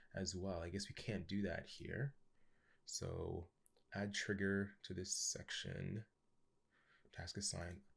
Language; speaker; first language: English; native; English